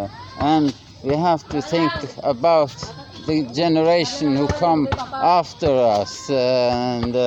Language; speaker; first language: English; non-native, learner; Norwegian